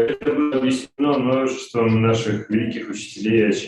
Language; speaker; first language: Russian; native; Russian